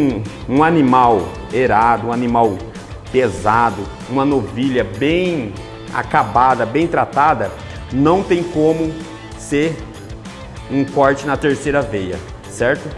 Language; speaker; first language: Portuguese; native; Portuguese